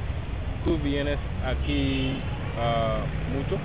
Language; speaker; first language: Spanish; non-native, learner; English